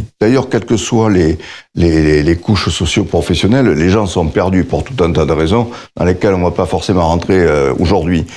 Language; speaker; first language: French; native; French